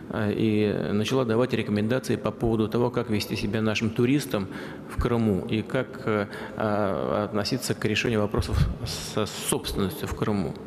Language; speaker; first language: Russian; native; Russian